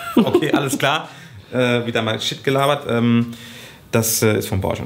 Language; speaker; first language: German; native; German